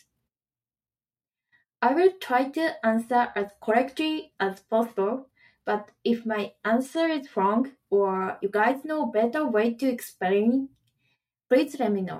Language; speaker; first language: English; non-native, fluent; Japanese